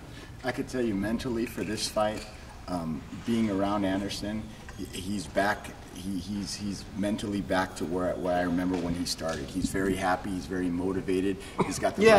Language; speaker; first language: English; non-native, fluent; Portuguese